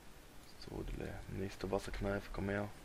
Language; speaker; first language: German; native; German